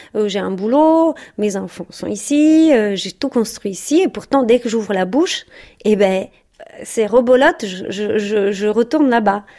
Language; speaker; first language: French; non-native, fluent; Italian